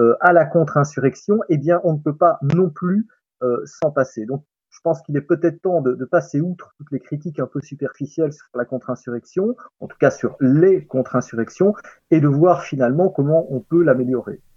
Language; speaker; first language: French; native; French